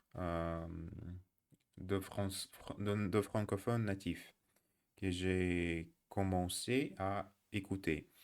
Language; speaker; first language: French; non-native, learner; Russian